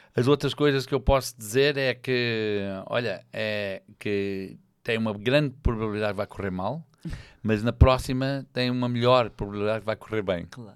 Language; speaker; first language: Portuguese; non-native, fluent; English